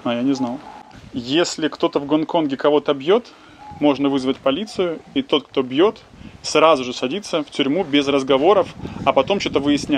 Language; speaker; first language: Russian; native; Russian